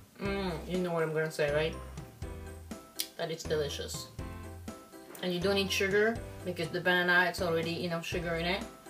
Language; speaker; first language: English; non-native, fluent; French